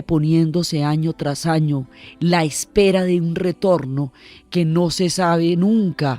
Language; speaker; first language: Spanish; native; Spanish